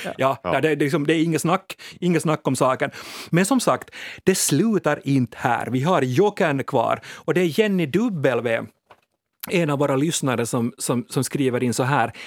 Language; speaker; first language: Swedish; native; Swedish